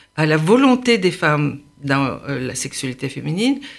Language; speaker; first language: French; non-native, fluent; Bulgarian